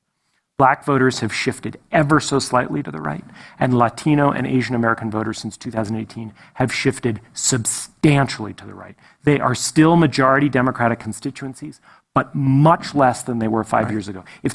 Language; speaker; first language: English; native; English